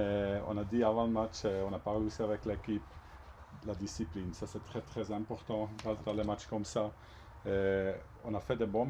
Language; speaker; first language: French; non-native, local second language; German